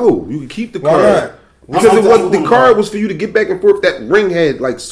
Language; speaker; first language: English; native; English